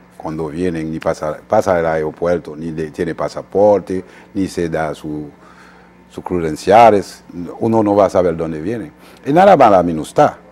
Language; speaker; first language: Spanish; non-native, fluent; Haitian Creole